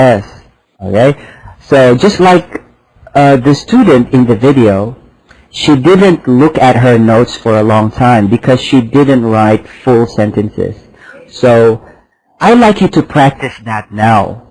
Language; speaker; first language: English; non-native, fluent; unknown